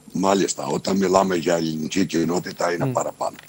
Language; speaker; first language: Greek; native; Greek